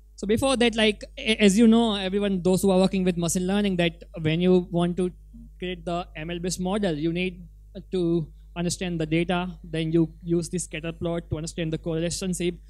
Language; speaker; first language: English; non-native, local second language; Gujarati